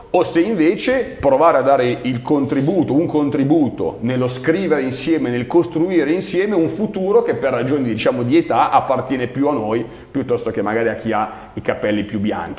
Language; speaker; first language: Italian; native; Italian